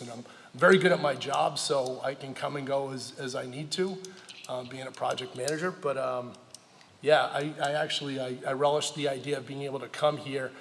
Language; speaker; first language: English; native; English